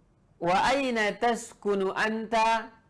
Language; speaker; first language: Arabic; non-native, fluent; Indonesian